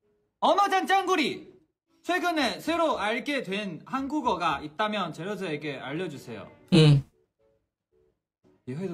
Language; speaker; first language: Korean; non-native, fluent; Chinese